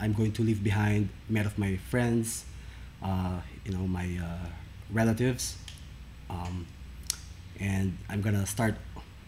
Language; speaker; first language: English; non-native, local second language; Filipino